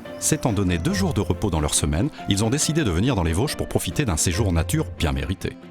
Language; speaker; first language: French; native; French